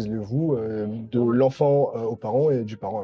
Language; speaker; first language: French; native; French